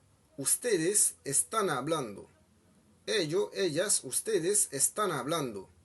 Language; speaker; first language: Spanish; non-native, fluent; Haitian Creole